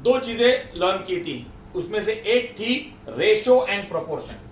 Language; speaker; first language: Hindi; non-native, local second language; Marathi